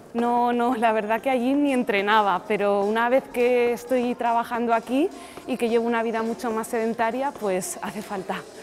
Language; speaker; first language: Spanish; native; Spanish